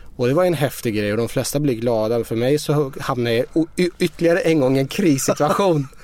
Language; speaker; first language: Swedish; early bilingual, other home language; Persian